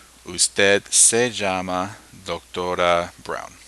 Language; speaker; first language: Spanish; non-native, fluent; English